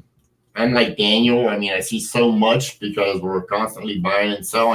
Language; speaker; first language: English; native; English